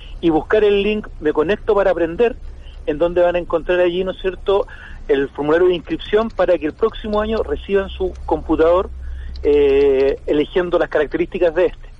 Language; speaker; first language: Spanish; native; Spanish